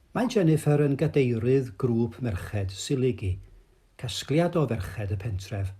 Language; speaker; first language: Welsh; native; Welsh